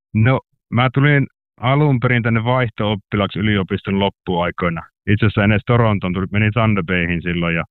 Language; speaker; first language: Finnish; native; Finnish